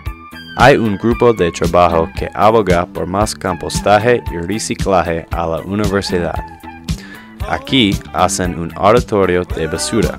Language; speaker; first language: Spanish; non-native, learner; English